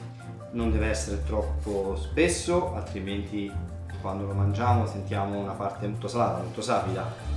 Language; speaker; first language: Italian; native; Italian